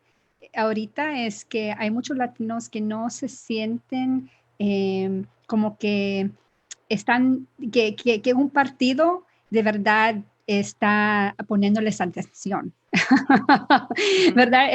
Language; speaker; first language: Spanish; early bilingual, other home language; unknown